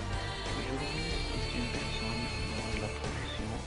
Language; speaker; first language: French; non-native, learner; Arabic